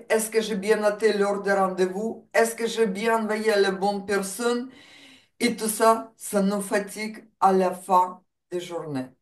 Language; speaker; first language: French; non-native, fluent; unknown